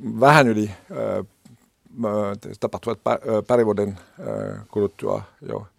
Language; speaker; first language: Finnish; non-native, learner; French